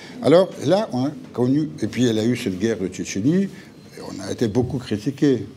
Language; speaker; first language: French; non-native, fluent; Russian